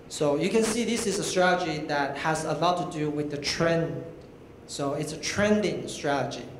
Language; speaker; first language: English; non-native, fluent; Chinese